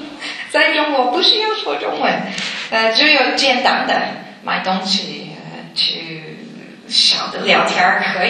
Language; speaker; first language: Chinese; non-native, learner; English